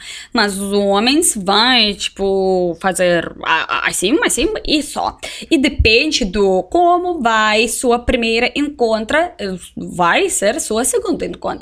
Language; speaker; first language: Portuguese; non-native, fluent; Russian